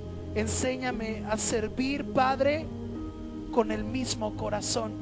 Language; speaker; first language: Spanish; native; Spanish